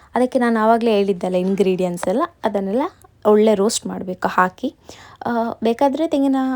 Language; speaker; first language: Kannada; non-native, local second language; Tulu